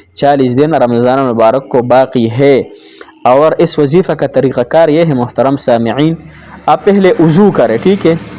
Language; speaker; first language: Urdu; non-native, local second language; Pashto